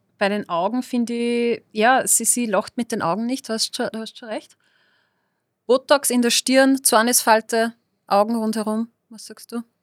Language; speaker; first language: German; native; German